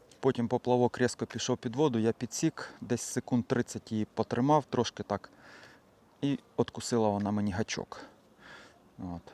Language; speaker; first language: Ukrainian; native; Ukrainian